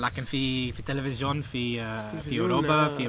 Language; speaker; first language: Arabic; non-native, learner; English